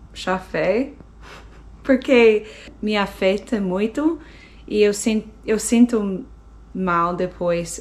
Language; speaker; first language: Portuguese; non-native, fluent; English